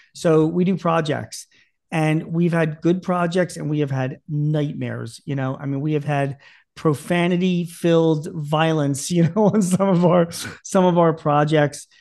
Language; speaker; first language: English; native; English